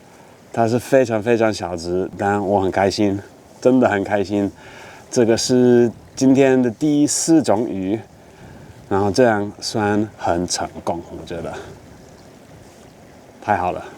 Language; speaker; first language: Chinese; non-native, fluent; English